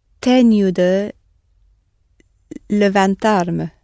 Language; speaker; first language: Portuguese; non-native, learner; English